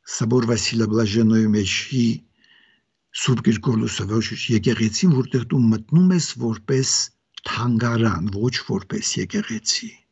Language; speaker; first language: Armenian; native; Armenian